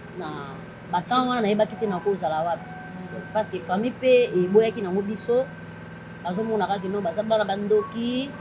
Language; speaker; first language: Lingala; native; Lingala